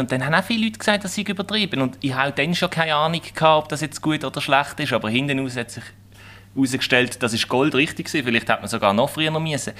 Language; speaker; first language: German; native; German